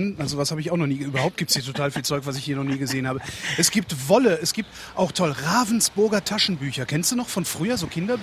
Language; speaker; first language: German; native; German